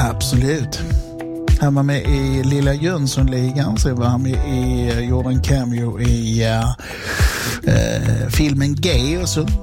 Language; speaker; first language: Swedish; native; Swedish